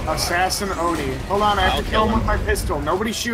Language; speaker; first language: English; native; English